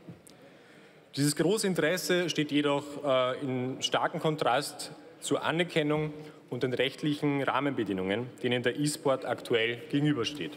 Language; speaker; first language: German; native; German